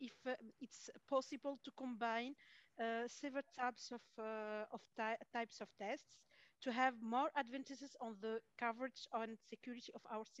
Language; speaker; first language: English; non-native, fluent; Arabic